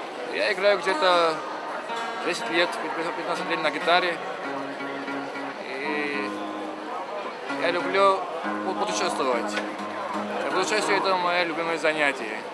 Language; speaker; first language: Russian; non-native, learner; Georgian